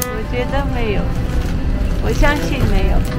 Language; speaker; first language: Chinese; non-native, learner; Armenian